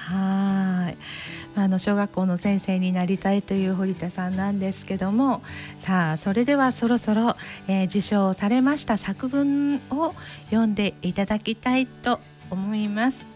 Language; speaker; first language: Japanese; native; Japanese